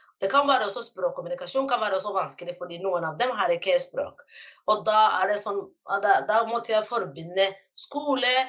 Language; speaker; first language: Norwegian; non-native, fluent; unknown